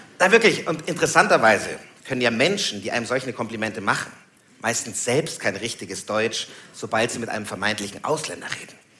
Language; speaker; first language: German; native; German